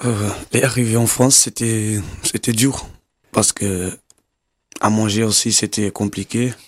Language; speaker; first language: French; non-native, learner; Kabuverdianu